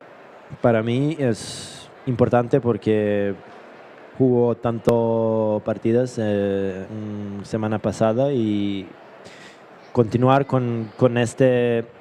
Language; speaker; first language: Spanish; non-native, learner; Serbian